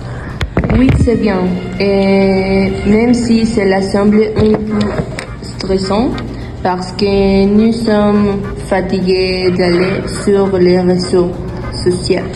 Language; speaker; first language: French; non-native, learner; Spanish